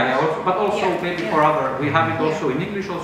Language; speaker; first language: English; non-native, fluent; Greek